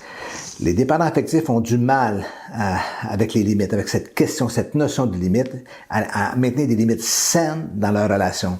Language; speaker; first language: French; native; French